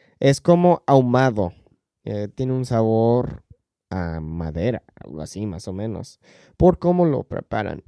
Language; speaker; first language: Spanish; non-native, fluent; English